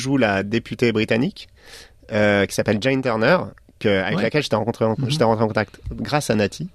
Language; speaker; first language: French; native; French